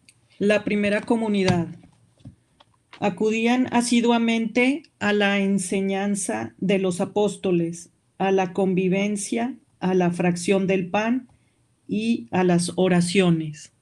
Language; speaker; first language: Spanish; native; Spanish